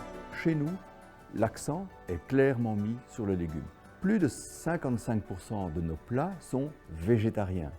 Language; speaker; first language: French; native; French